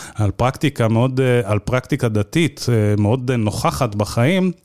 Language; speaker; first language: Hebrew; early bilingual, other home language; Arabic